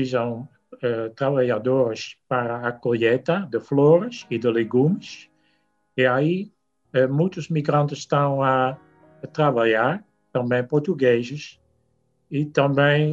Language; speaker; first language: Portuguese; non-native, fluent; Dutch